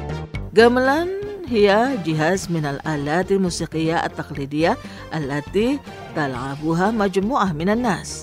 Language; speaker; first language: Arabic; non-native, fluent; Indonesian